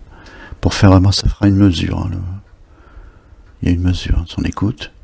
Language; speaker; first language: French; native; French